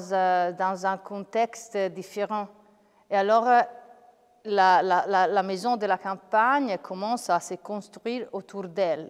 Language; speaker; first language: French; non-native, fluent; Italian